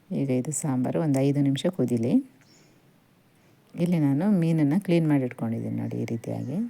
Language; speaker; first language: Kannada; native; Kannada